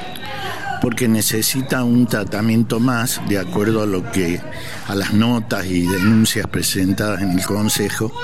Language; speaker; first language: Spanish; native; Spanish